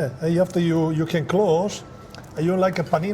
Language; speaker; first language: English; non-native, fluent; Italian